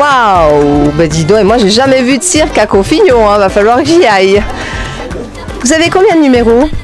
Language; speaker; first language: French; native; French